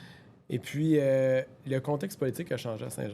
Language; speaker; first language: French; native; French